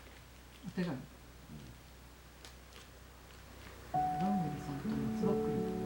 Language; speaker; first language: Japanese; native; Japanese